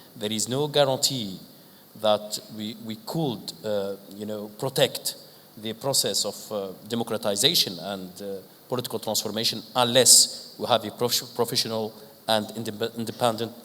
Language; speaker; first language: English; non-native, fluent; Arabic